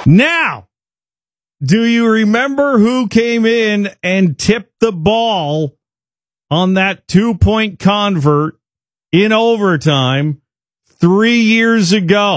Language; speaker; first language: English; native; English